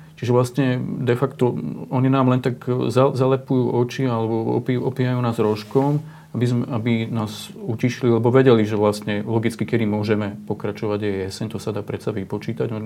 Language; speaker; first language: Slovak; native; Slovak